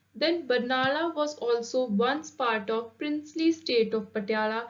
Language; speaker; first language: English; non-native, local second language; Punjabi